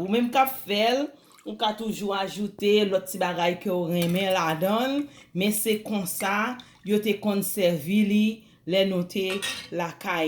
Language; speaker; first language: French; non-native, learner; Haitian Creole